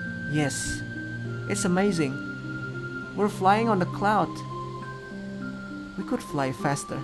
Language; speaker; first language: English; non-native, fluent; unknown